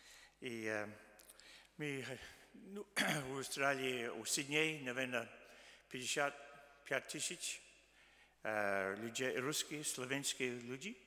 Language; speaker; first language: Russian; early bilingual, heritage; Russian